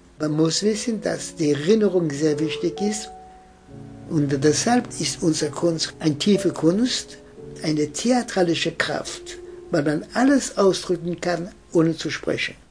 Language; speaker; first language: German; non-native, fluent; French